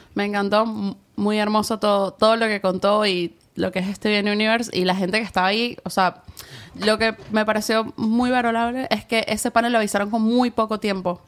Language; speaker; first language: Spanish; native; Spanish